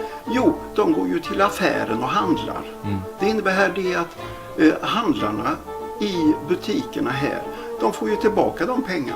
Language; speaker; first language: Swedish; native; Swedish